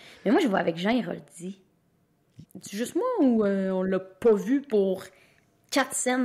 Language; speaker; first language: French; native; French